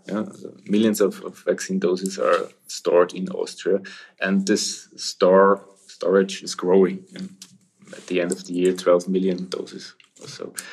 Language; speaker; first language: English; non-native, fluent; German